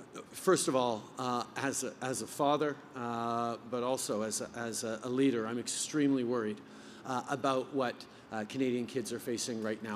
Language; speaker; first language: English; early bilingual, other home language; French